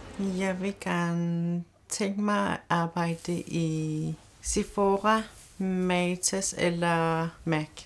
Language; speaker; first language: Danish; non-native, local second language; Kalaallisut